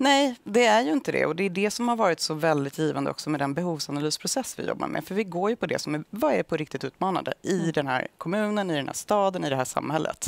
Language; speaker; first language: Swedish; native; Swedish